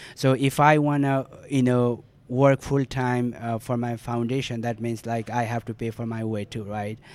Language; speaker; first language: English; non-native, local second language; Nepali